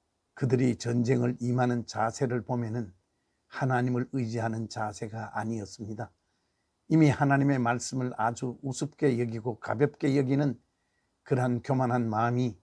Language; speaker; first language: Korean; native; Korean